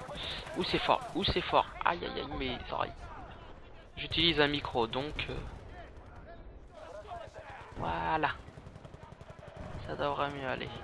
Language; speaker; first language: French; native; French